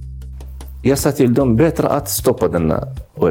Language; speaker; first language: Swedish; non-native, learner; Arabic